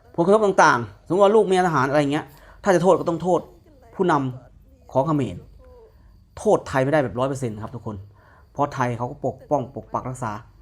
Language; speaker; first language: Thai; native; Thai